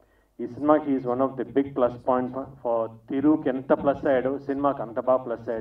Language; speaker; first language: Telugu; native; Telugu